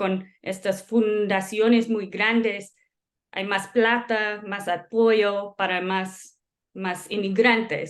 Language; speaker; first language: Spanish; non-native, fluent; English